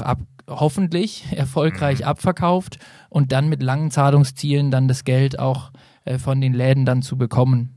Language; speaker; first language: German; native; German